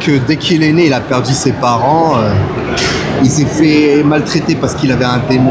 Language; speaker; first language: French; native; French